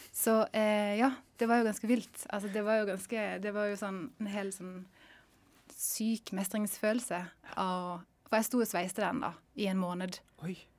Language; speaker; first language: Norwegian; native; Norwegian